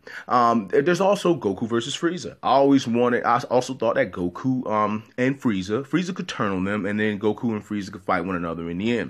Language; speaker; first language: English; native; English